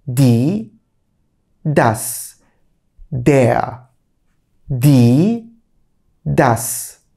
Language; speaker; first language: Turkish; native; Turkish